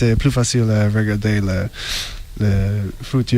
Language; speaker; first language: French; non-native, learner; English